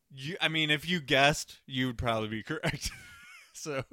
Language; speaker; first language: English; early bilingual, other home language; Spanish